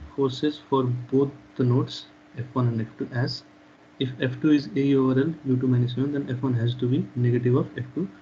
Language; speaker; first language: English; non-native, local second language; Nepali